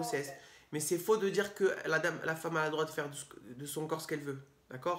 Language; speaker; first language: French; native; French